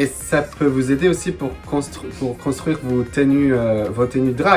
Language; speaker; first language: French; non-native, fluent; Spanish